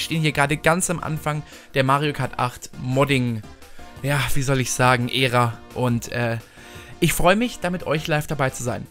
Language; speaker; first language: German; native; German